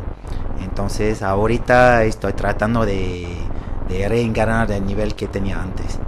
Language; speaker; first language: Spanish; non-native, fluent; English